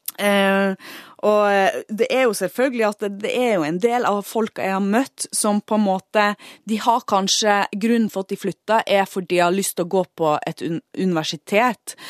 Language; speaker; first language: Norwegian; native; Norwegian